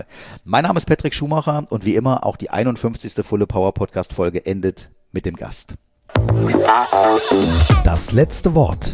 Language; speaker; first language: German; native; German